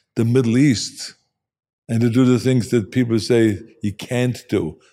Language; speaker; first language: English; non-native, fluent; German